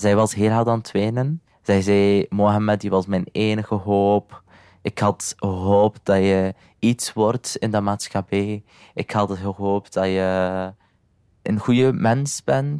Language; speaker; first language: Dutch; non-native, fluent; Arabic